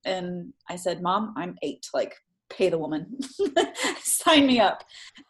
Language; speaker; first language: English; native; English